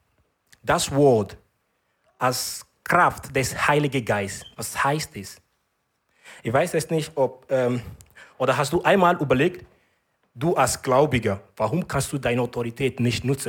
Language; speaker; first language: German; non-native, learner; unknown